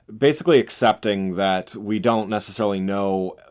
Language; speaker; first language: English; native; English